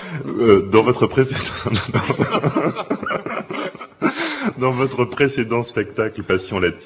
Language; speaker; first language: French; native; French